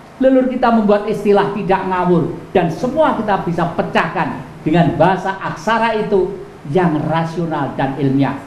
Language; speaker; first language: Indonesian; non-native, local second language; Javanese